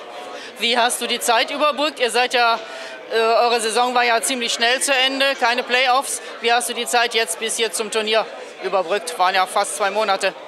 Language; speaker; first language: German; native; German